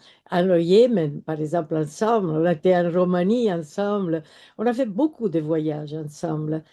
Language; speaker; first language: French; non-native, fluent; Italian